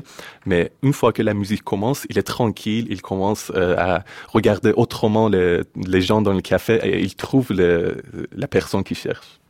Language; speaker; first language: French; non-native, fluent; Persian